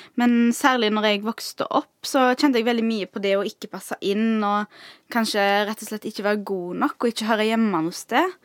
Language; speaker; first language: Norwegian; early bilingual, other home language; Arabic